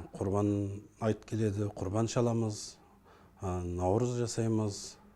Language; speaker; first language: Kazakh; native; Kazakh